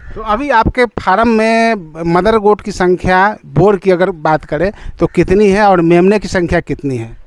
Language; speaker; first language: Hindi; native; Hindi